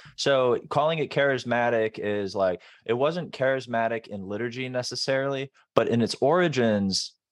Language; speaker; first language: English; native; English